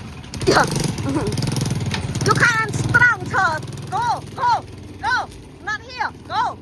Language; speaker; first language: English; non-native, learner; Khmer